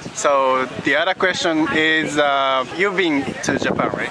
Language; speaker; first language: English; non-native, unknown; Japanese